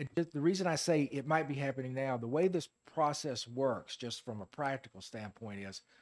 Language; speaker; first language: English; native; English